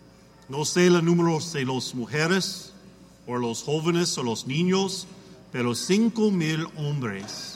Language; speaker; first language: Spanish; non-native, learner; English